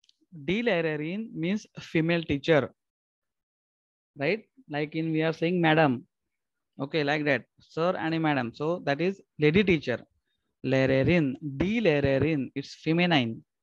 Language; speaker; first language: English; non-native, local second language; Marathi